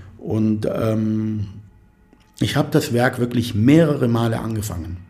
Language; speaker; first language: German; non-native, fluent; Arabic